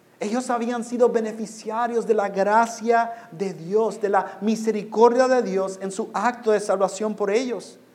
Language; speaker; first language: Spanish; non-native, fluent; English